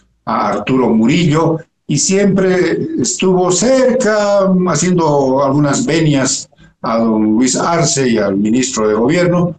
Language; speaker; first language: Spanish; native; Spanish